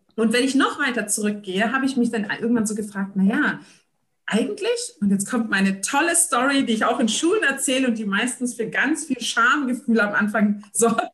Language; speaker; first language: German; early bilingual, other home language; Turkish